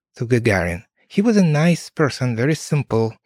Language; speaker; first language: English; non-native, fluent; Ukrainian